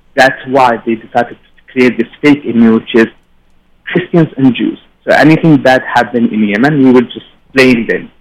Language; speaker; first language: English; non-native, fluent; Arabic